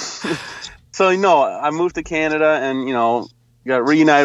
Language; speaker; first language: English; early bilingual, other home language; Polish